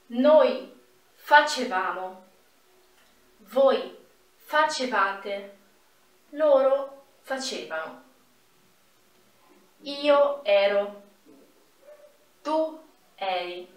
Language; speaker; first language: Italian; non-native, fluent; Portuguese